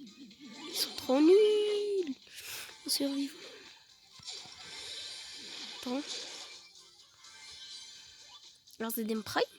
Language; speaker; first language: French; native; French